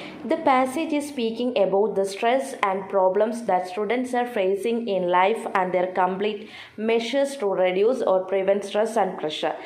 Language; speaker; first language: English; non-native, local second language; Malayalam